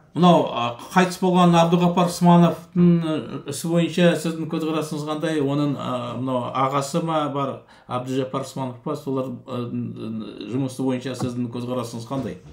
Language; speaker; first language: Kazakh; native; Kazakh